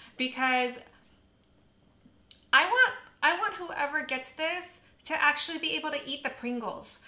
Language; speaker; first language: English; native; English